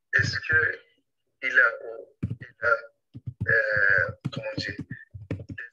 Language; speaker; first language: French; non-native, learner; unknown